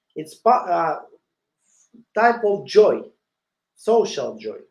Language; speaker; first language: English; non-native, learner; Russian